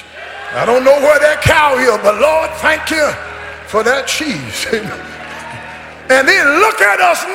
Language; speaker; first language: English; native; English